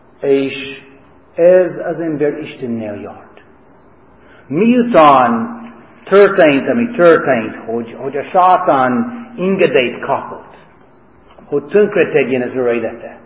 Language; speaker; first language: Hungarian; non-native, fluent; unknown